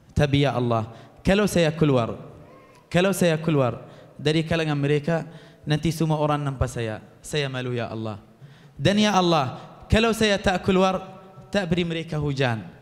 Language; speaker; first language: Malay; non-native, fluent; Arabic